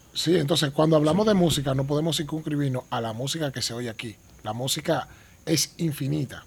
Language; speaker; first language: Spanish; native; Spanish